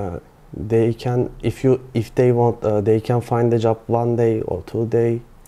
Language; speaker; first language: English; non-native, learner; Turkish